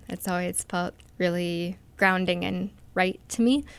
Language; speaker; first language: English; native; English